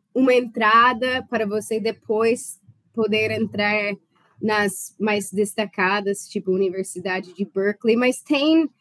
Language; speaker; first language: Portuguese; non-native, fluent; English